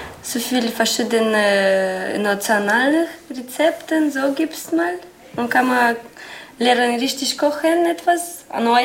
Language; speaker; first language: German; non-native, learner; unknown